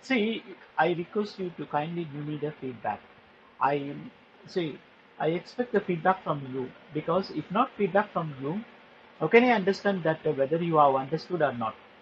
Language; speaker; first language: English; non-native, local second language; Tamil